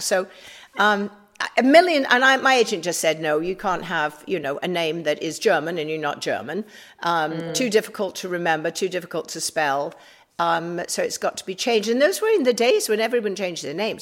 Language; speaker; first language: English; native; English